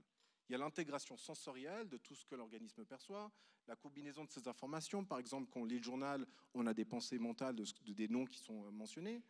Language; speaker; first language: French; native; French